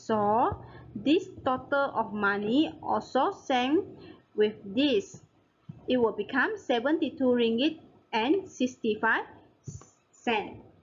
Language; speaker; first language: English; non-native, local second language; Malay